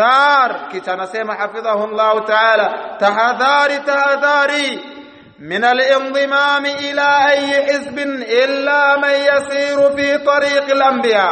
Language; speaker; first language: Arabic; non-native, fluent; Swahili